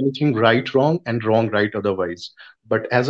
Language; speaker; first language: English; non-native, local second language; Hindi